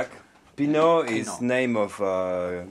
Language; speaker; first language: English; non-native, learner; French